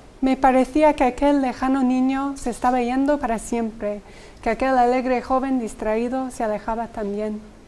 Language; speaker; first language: Spanish; non-native, fluent; English